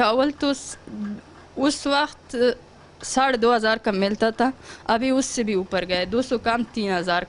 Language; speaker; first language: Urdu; non-native, learner; Pashto